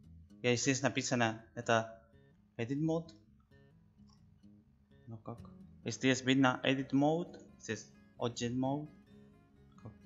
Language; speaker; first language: Russian; non-native, learner; Spanish